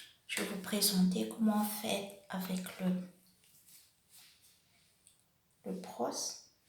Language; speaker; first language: French; non-native, learner; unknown